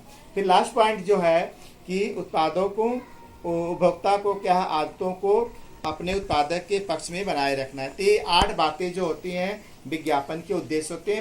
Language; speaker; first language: Hindi; native; Hindi